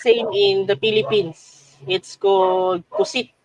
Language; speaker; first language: English; non-native, local second language; Filipino